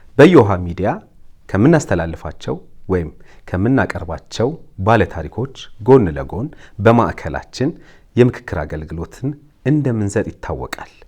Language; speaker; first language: Amharic; native; Amharic